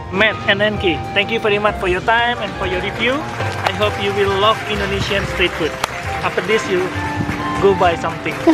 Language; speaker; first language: English; non-native, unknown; Indonesian